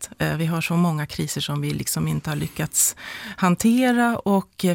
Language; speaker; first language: Swedish; native; Swedish